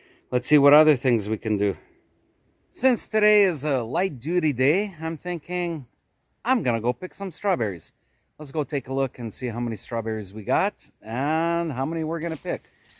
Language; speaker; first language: English; native; English